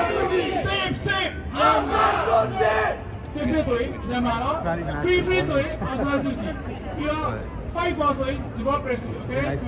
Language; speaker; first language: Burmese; non-native, local second language; Kachin